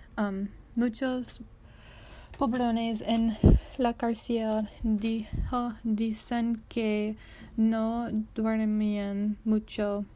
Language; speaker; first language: Spanish; non-native, learner; English